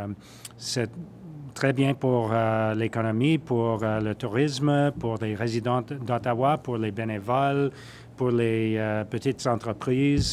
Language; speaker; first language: French; non-native, learner; English